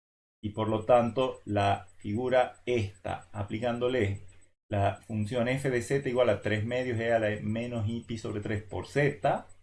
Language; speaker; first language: Spanish; native; Spanish